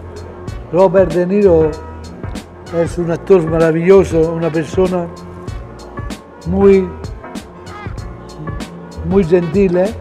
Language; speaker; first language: Spanish; non-native, fluent; Italian